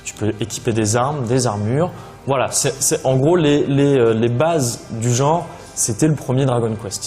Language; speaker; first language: French; native; French